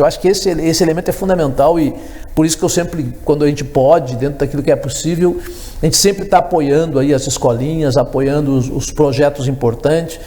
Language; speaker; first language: Portuguese; native; Portuguese